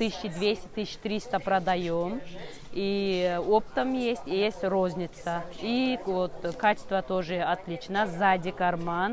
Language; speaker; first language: Russian; non-native, learner; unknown